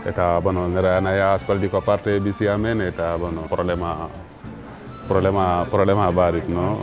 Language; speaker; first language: Basque; non-native, learner; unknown